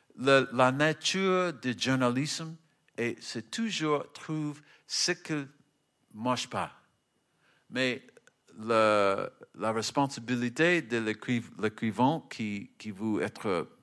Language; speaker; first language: French; non-native, learner; English